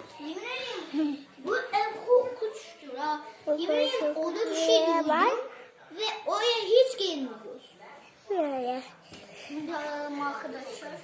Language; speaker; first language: Turkish; early bilingual, heritage; Turkish